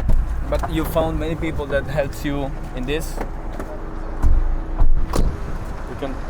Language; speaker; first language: English; non-native, learner; Italian